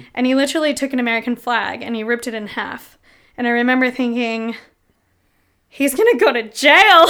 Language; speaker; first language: English; native; English